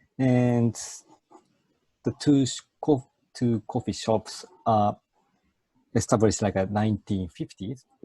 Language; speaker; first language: English; non-native, fluent; Japanese